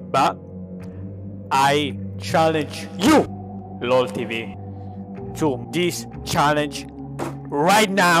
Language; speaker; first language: English; non-native, learner; Italian